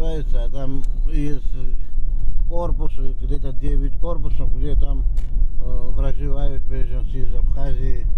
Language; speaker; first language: Russian; non-native, fluent; Georgian